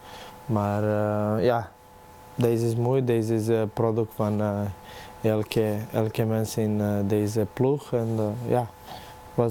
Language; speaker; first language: Dutch; non-native, learner; Serbian